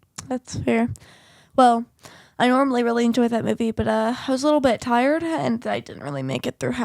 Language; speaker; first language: English; native; English